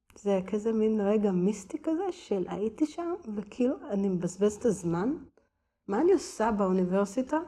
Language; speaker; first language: Hebrew; native; Hebrew